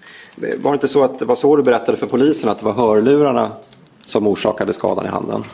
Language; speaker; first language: Swedish; native; Swedish